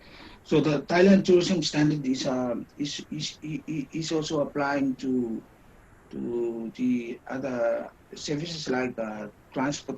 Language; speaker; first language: English; non-native, fluent; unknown